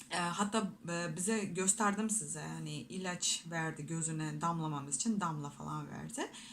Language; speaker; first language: Turkish; non-native, fluent; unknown